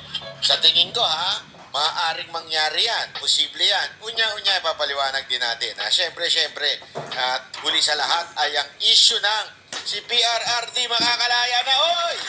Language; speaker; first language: Filipino; non-native, local second language; Cebuano